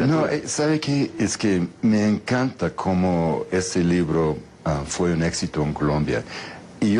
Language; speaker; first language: Spanish; non-native, fluent; English